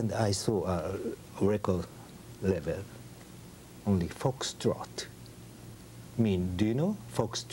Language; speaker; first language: English; non-native, learner; Japanese